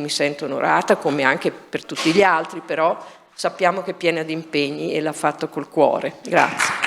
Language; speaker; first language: Italian; native; Italian